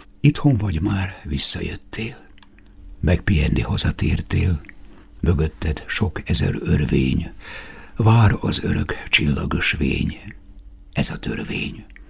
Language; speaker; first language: Hungarian; native; Hungarian